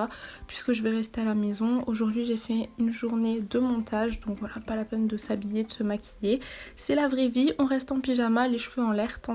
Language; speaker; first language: French; native; French